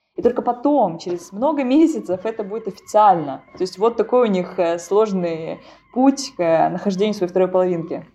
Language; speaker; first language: Russian; native; Russian